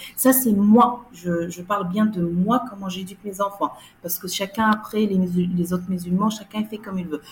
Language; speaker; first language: French; non-native, local second language; Arabic